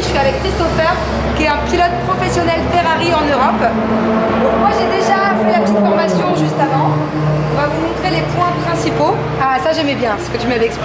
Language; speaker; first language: French; native; French